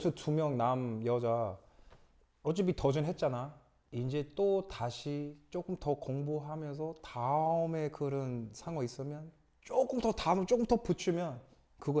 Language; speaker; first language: Korean; early bilingual, other home language; English